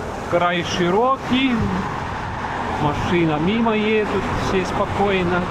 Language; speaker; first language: Russian; non-native, local second language; Estonian